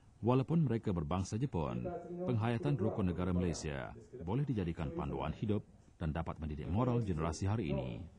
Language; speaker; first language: Malay; native; Malay